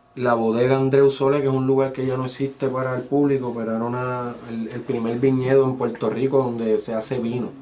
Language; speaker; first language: Spanish; native; Spanish